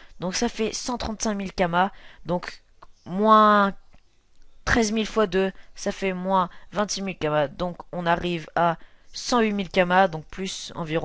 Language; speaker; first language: French; native; French